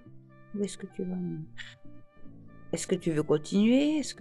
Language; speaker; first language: French; native; French